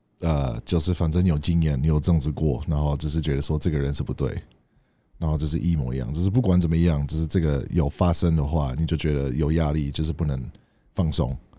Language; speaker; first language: Chinese; native; Chinese